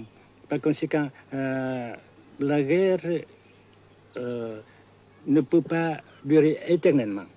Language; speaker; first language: French; non-native, local second language; Vietnamese